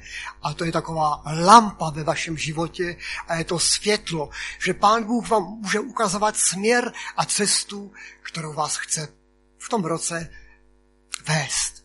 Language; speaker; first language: Czech; non-native, local second language; Polish